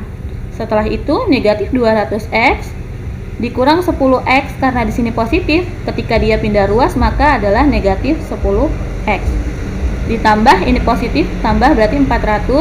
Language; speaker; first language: Indonesian; native; Indonesian